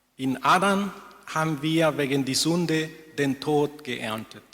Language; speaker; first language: German; non-native, fluent; Spanish